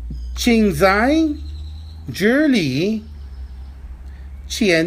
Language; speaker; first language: Chinese; non-native, fluent; English